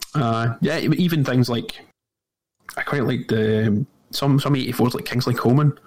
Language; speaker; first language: English; native; English